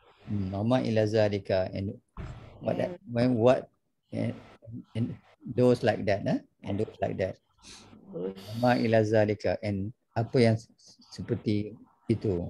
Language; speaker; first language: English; non-native, local second language; Malay